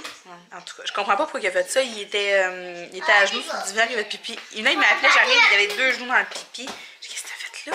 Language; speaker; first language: French; native; French